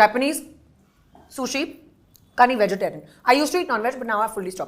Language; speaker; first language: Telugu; non-native, local second language; Hindi